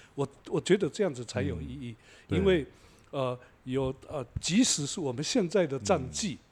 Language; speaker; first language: Chinese; native; Chinese